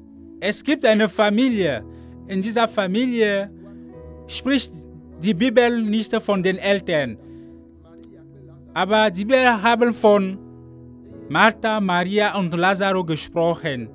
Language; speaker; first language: German; non-native, learner; Ewe